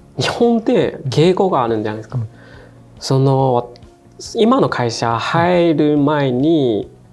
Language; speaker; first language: Japanese; non-native, fluent; Chinese